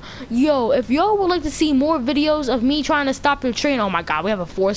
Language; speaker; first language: English; native; English